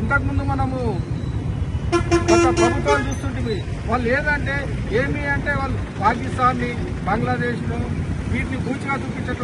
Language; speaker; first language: Telugu; native; Telugu